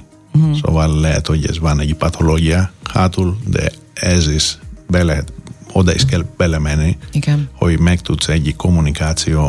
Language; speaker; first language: Hungarian; non-native, fluent; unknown